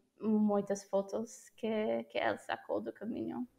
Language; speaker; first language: Portuguese; non-native, fluent; English